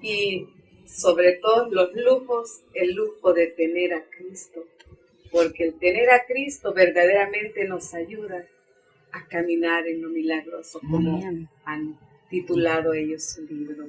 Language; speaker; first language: Spanish; native; Spanish